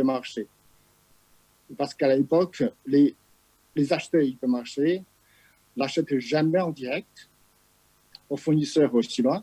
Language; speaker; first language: French; non-native, fluent; Chinese